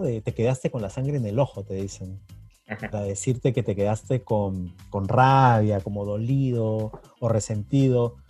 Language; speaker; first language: Spanish; native; Spanish